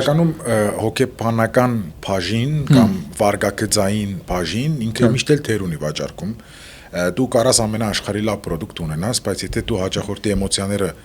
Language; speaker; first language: Armenian; early bilingual, heritage; Armenian